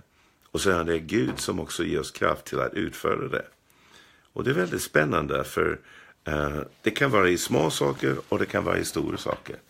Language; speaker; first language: Swedish; non-native, fluent; English